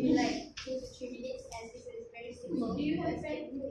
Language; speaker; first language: English; non-native, local second language; Malay